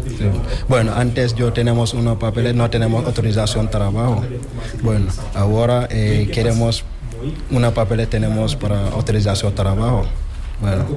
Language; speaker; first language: Spanish; non-native, learner; Wolof